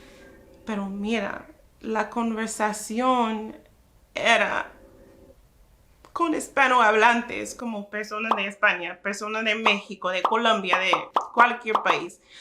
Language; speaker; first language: Spanish; non-native, fluent; English